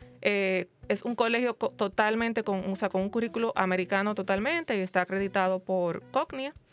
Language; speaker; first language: Spanish; native; Spanish